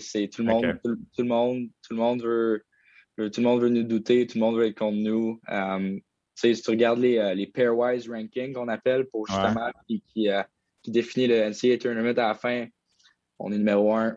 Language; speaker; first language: French; native; French